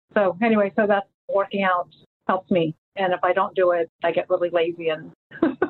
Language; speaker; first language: English; early bilingual, other home language; Filipino